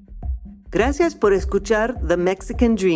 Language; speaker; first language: Spanish; non-native, fluent; English